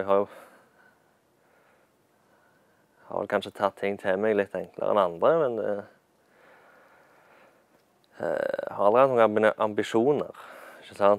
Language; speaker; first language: Norwegian; native; Norwegian